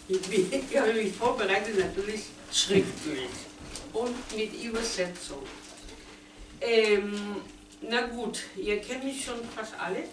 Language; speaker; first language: German; non-native, learner; Spanish